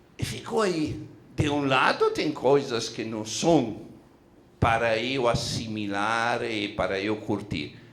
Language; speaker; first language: Portuguese; non-native, fluent; Italian